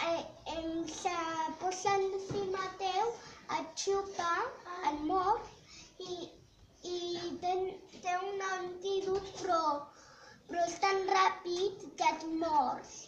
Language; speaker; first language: Catalan; non-native, local second language; Spanish